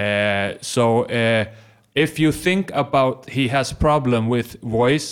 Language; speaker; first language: English; non-native, fluent; Swedish